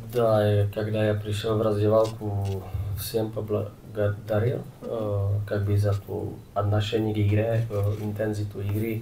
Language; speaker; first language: Russian; non-native, fluent; Czech